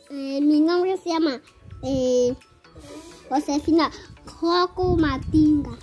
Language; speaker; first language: Spanish; native; Spanish